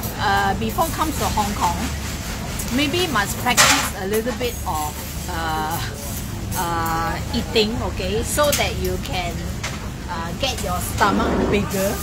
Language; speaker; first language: English; non-native, local second language; Cantonese